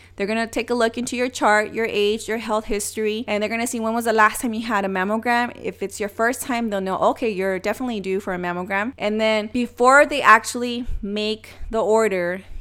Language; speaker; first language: English; early bilingual, other home language; Spanish